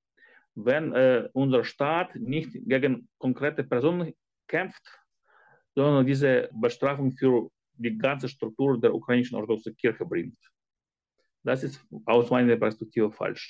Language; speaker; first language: German; non-native, fluent; Ukrainian